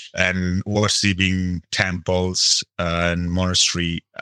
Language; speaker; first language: English; non-native, local second language; Nepali